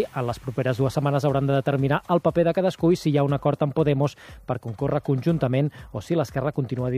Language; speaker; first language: Catalan; native; Catalan